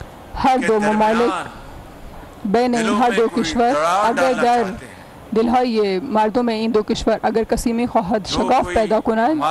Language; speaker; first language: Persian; non-native, learner; Urdu